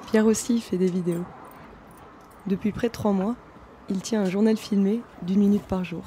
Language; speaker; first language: French; native; French